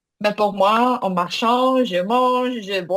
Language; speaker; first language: French; non-native, learner; Korean